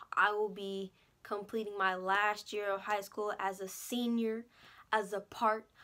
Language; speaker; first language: English; native; English